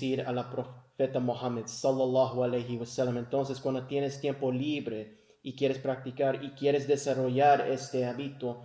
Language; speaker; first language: Spanish; early bilingual, heritage; English